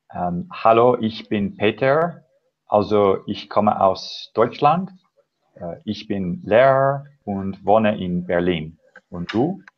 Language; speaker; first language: German; non-native, learner; English